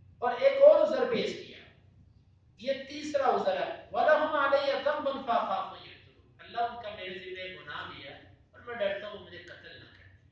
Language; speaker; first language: Urdu; non-native, local second language; Punjabi